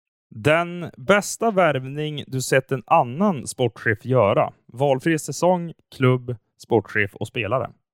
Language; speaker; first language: Swedish; native; Swedish